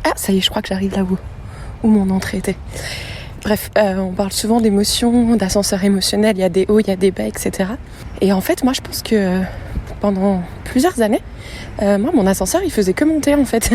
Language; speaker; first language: French; native; French